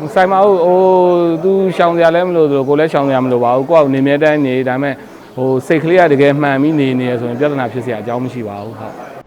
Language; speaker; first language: Burmese; native; Burmese